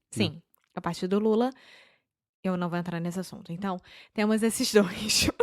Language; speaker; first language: Portuguese; native; Portuguese